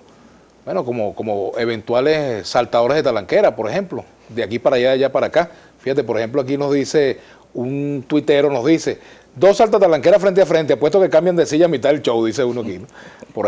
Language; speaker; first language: Spanish; native; Spanish